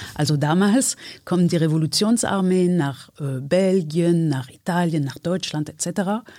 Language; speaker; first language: German; non-native, fluent; French